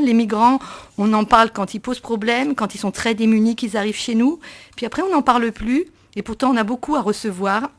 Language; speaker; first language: French; native; French